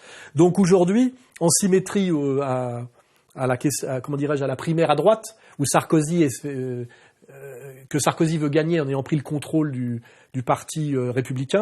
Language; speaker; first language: French; native; French